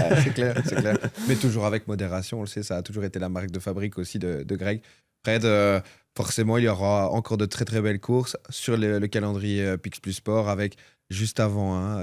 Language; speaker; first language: French; native; French